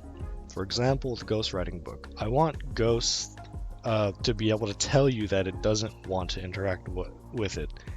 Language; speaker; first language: English; native; English